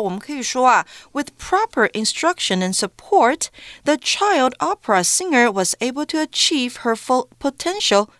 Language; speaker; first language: English; non-native, fluent; Chinese